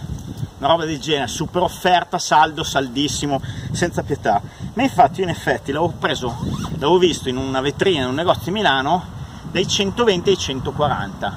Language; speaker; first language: Italian; native; Italian